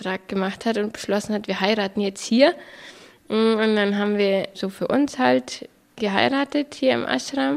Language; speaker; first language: German; native; German